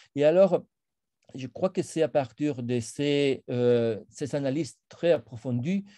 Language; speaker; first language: French; non-native, fluent; Spanish